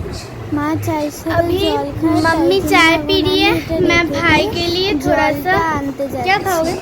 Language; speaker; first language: Hindi; non-native, local second language; Bangla